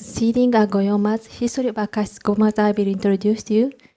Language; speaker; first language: English; non-native, learner; Japanese